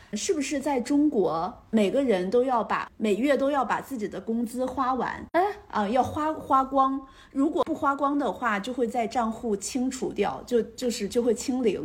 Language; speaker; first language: Chinese; native; Chinese